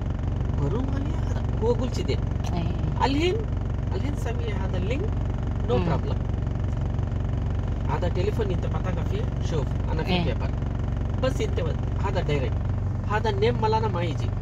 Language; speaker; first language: Arabic; non-native, learner; Hindi